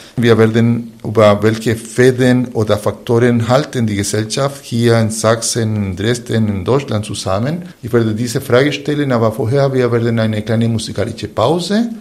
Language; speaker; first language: German; non-native, fluent; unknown